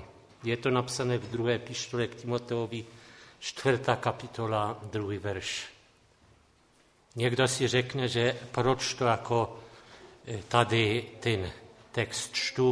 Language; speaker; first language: Czech; non-native, local second language; Polish